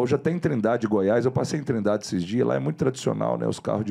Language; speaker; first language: Portuguese; native; Portuguese